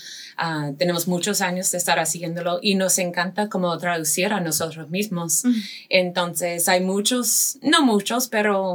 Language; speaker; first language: Spanish; non-native, fluent; English